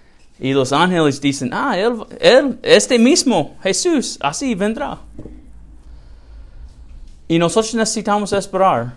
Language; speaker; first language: Spanish; non-native, learner; English